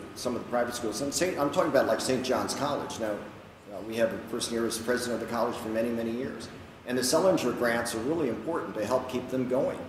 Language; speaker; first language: English; native; English